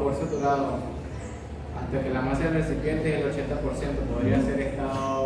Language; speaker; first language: Spanish; native; Spanish